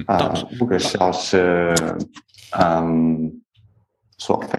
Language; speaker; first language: Chinese; non-native, learner; English